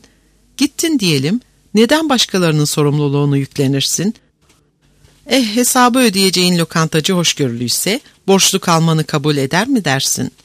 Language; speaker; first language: Turkish; native; Turkish